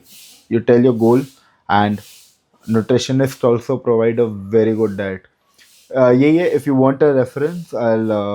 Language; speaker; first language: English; non-native, local second language; Hindi